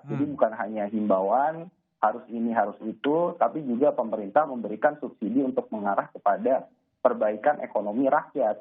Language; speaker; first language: Indonesian; native; Indonesian